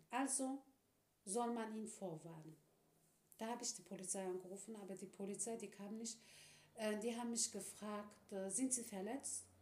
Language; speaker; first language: German; non-native, fluent; Turkish